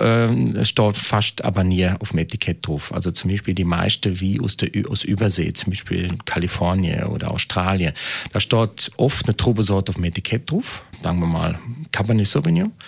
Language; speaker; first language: German; native; German